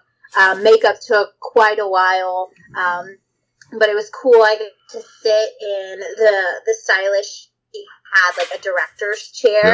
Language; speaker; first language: English; native; English